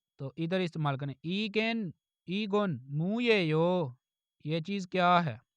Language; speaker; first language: Urdu; native; Urdu